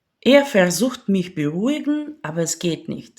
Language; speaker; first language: German; non-native, fluent; Ukrainian